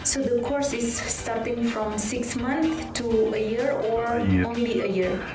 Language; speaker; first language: English; non-native, learner; Indonesian